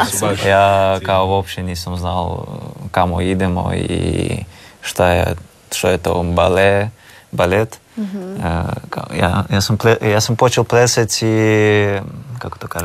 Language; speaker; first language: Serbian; non-native, learner; Russian